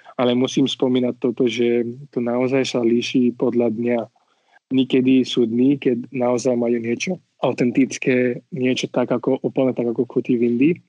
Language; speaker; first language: Slovak; non-native, fluent; Marathi